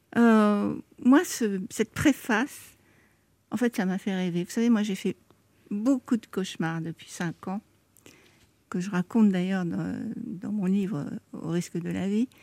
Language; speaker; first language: French; native; French